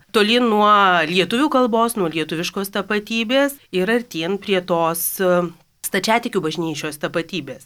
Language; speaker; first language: Lithuanian; native; Lithuanian